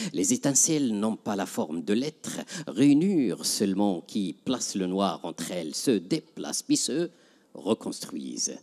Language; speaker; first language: French; non-native, local second language; Arabic